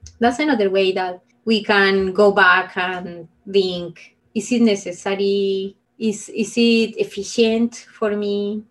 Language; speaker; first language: English; non-native, fluent; Spanish